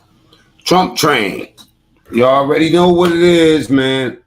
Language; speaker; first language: English; native; English